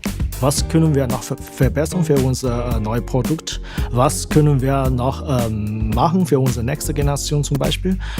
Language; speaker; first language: German; non-native, fluent; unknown